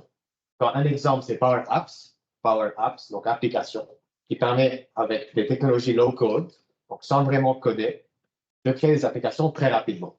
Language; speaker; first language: French; native; French